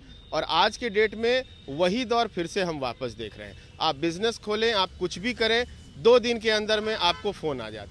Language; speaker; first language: Hindi; native; Hindi